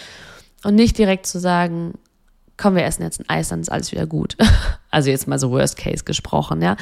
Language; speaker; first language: German; native; German